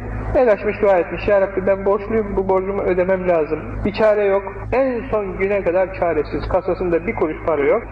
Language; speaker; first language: Turkish; native; Turkish